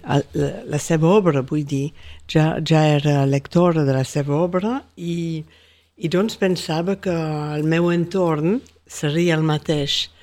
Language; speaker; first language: Catalan; non-native, local second language; French